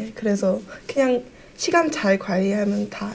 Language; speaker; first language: Korean; early bilingual, heritage; Korean